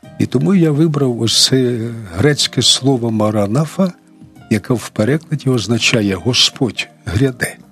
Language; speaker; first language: Ukrainian; non-native, local second language; Russian